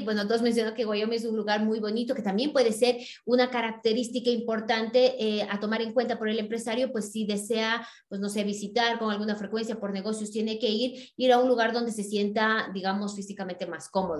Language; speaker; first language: Spanish; native; Spanish